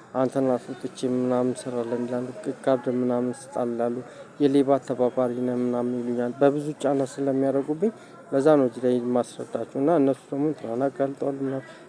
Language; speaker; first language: Amharic; native; Amharic